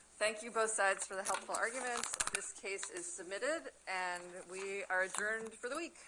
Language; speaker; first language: English; native; English